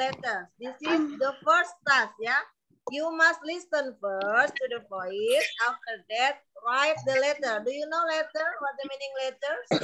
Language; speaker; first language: English; non-native, learner; Indonesian